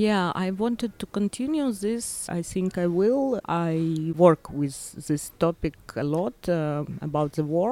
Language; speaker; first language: English; non-native, learner; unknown